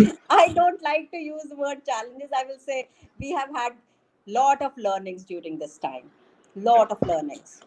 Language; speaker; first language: English; non-native, local second language; Hindi